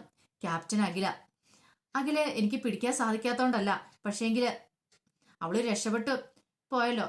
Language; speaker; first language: Malayalam; native; Malayalam